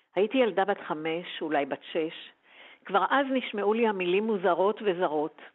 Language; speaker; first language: Hebrew; native; Hebrew